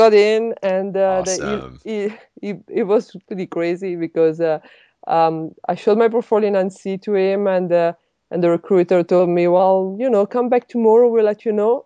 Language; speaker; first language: English; non-native, fluent; Italian